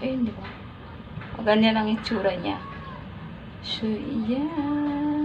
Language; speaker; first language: Filipino; native; Filipino